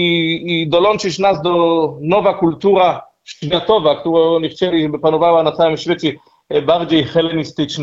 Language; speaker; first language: Polish; non-native, learner; Hebrew